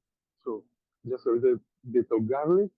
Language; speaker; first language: English; non-native, learner; Italian